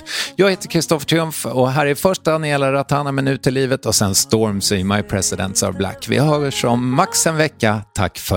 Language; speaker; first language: Swedish; native; Swedish